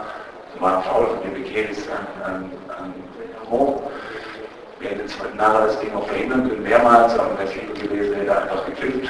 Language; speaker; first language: German; native; German